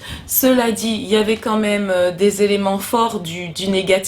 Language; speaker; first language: French; native; French